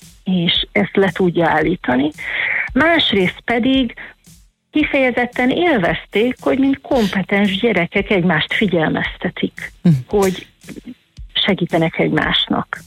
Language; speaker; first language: Hungarian; native; Hungarian